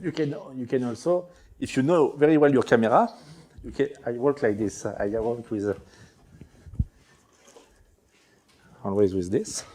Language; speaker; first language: English; non-native, learner; French